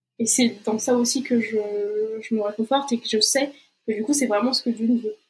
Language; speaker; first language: French; non-native, fluent; Portuguese